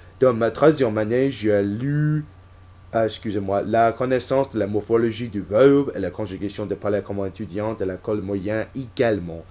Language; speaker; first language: French; non-native, learner; English